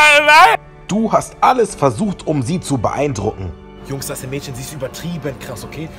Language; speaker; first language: German; native; German